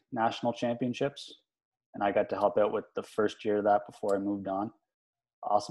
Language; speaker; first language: English; native; English